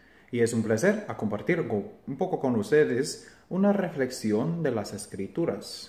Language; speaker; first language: Spanish; non-native, fluent; English